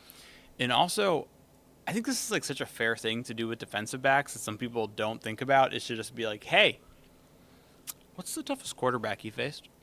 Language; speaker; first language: English; native; English